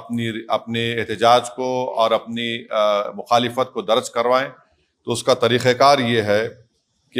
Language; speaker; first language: Hindi; native; Hindi